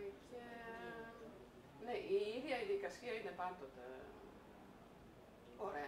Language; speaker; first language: Greek; non-native, fluent; Croatian